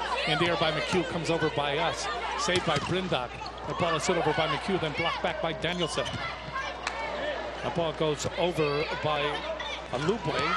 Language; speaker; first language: English; native; English